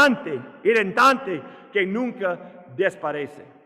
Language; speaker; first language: Spanish; non-native, learner; English